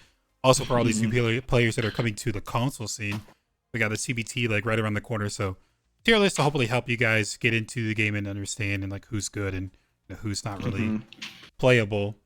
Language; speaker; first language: English; native; English